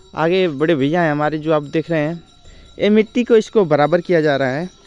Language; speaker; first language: Hindi; non-native, local second language; Bhojpuri